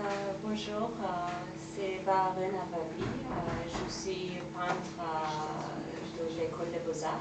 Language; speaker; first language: French; non-native, fluent; Persian